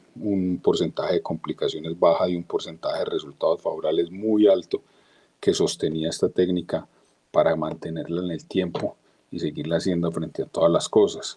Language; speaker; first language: Spanish; native; Spanish